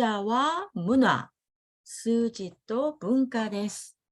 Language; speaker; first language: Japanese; non-native, fluent; Korean